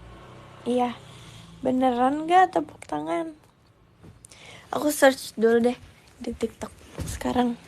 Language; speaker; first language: Indonesian; native; Indonesian